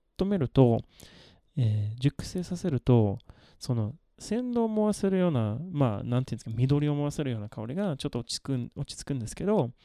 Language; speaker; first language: Japanese; non-native, fluent; Swedish